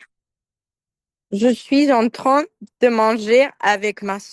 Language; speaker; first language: French; non-native, learner; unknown